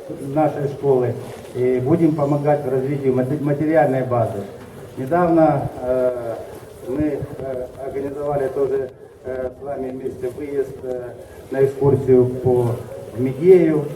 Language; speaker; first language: Russian; native; Russian